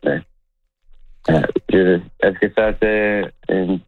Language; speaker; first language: French; non-native, local second language; English